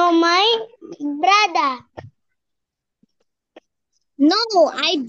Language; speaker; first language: English; non-native, learner; Bangla